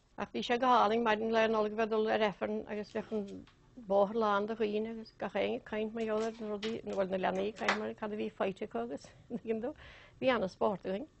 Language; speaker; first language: Irish; native; Irish